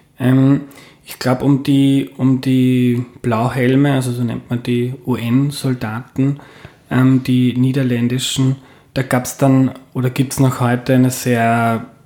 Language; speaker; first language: German; native; German